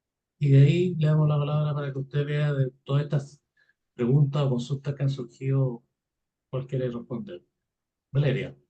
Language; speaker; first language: Spanish; native; Spanish